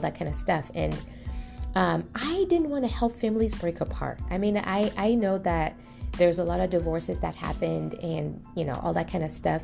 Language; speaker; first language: English; non-native, fluent; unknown